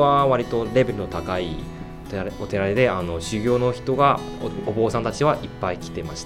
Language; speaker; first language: Japanese; non-native, fluent; Chinese